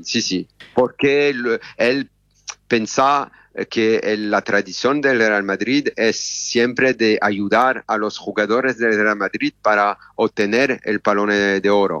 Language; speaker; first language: Spanish; non-native, learner; French